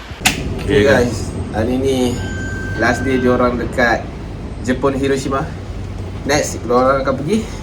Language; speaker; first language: Malay; native; Malay